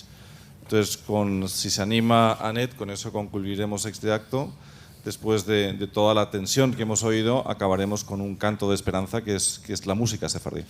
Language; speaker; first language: Spanish; native; Spanish